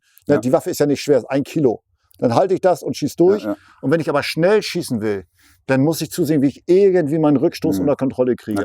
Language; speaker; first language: German; native; German